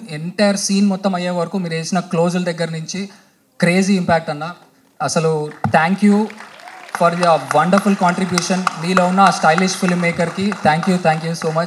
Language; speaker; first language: Telugu; native; Telugu